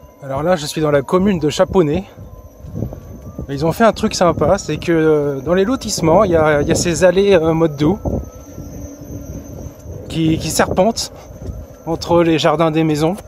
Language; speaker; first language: French; native; French